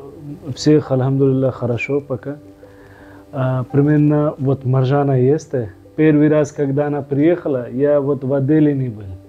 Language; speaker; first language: Russian; non-native, learner; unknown